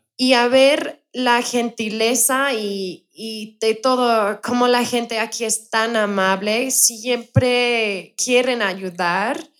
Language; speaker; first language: Spanish; non-native, fluent; English